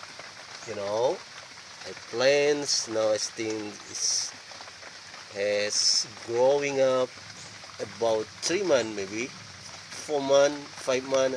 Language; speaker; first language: English; non-native, learner; Indonesian